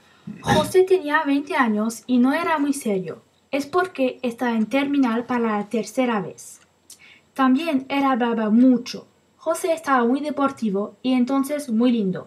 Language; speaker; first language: Spanish; non-native, learner; French